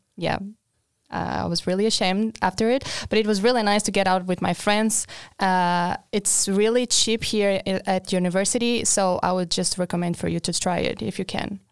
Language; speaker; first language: English; non-native, fluent; Portuguese